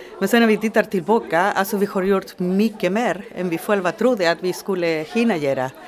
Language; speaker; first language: Swedish; non-native, fluent; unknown